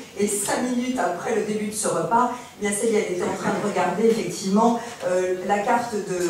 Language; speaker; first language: French; native; French